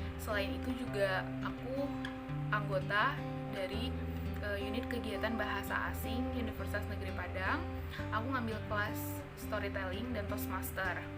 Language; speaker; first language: Indonesian; native; Indonesian